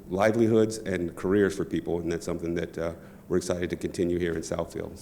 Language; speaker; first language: English; native; English